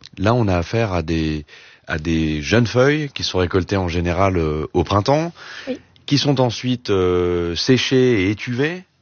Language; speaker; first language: French; native; French